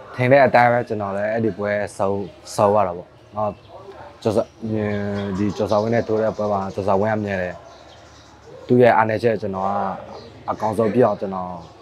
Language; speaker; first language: Burmese; non-native, local second language; S'gaw Karen